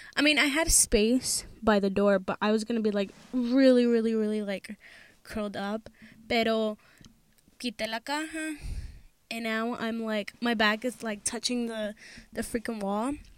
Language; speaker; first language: English; early bilingual, other home language; Spanish